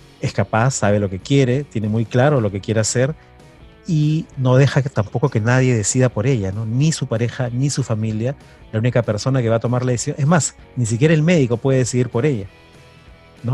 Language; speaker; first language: Spanish; native; Spanish